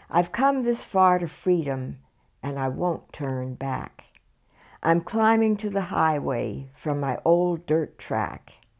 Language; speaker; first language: English; native; English